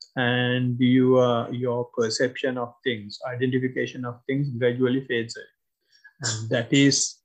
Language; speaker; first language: English; non-native, local second language; Sinhala